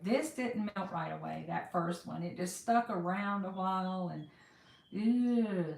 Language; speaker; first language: English; native; English